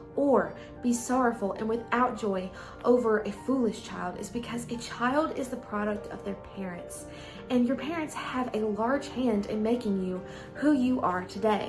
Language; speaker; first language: English; native; English